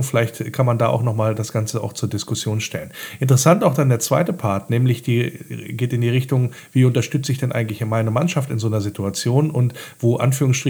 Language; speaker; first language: German; native; German